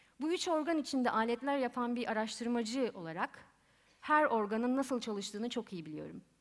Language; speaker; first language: Turkish; native; Turkish